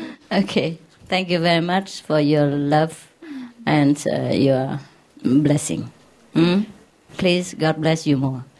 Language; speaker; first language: English; non-native, fluent; Vietnamese